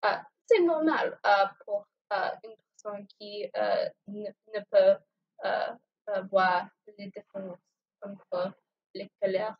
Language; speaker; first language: French; non-native, learner; English